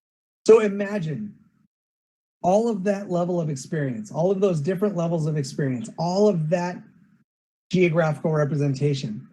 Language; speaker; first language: English; native; English